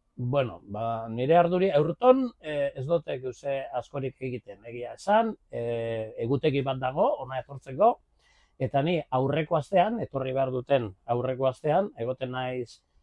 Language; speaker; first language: Basque; native; Basque